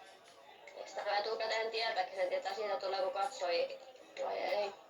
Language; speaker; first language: Finnish; native; Finnish